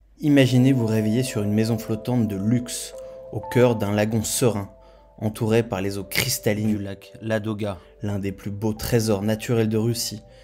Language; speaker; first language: French; native; French